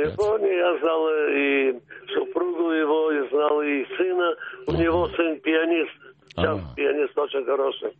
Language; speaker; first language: Russian; early bilingual, heritage; Russian